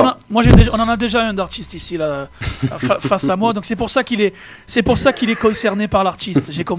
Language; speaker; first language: French; native; French